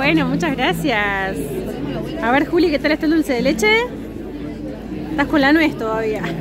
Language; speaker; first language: Spanish; native; Spanish